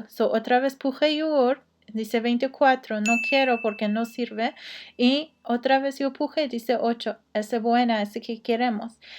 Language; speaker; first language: Spanish; non-native, learner; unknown